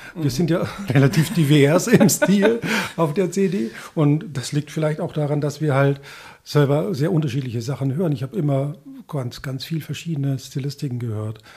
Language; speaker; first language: German; native; German